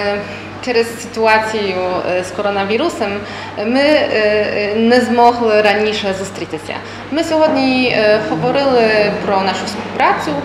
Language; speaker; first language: Ukrainian; non-native, fluent; Polish